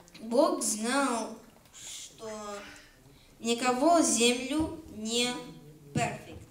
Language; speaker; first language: Russian; early bilingual, heritage; Russian